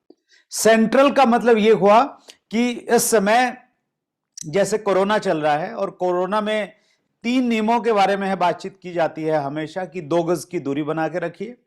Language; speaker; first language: Hindi; native; Hindi